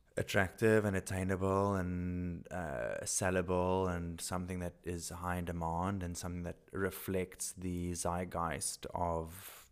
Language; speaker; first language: English; non-native, local second language; Afrikaans